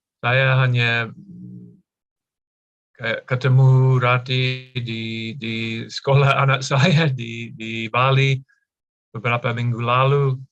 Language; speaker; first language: Indonesian; non-native, fluent; English